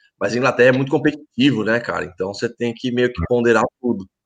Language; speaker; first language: Portuguese; native; Portuguese